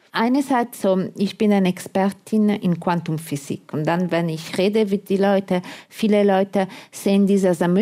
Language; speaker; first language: German; non-native, fluent; Italian